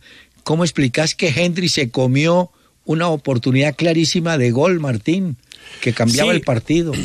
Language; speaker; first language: Spanish; native; Spanish